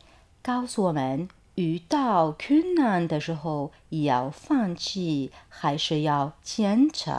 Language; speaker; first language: Chinese; non-native, fluent; Arabic